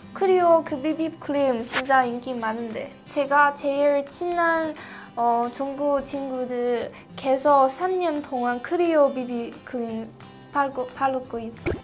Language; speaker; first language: Korean; non-native, fluent; Chinese